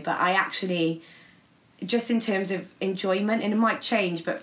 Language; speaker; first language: English; native; English